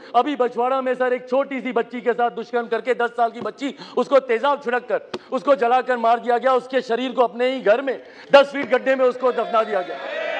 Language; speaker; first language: Hindi; native; Hindi